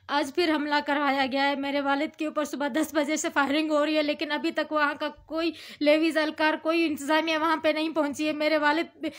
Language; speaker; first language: Urdu; non-native, local second language; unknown